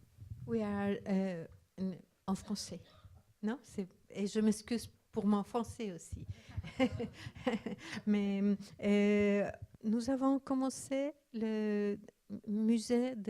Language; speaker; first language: French; non-native, fluent; Spanish